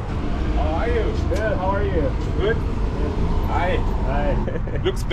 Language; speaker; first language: English; non-native, fluent; German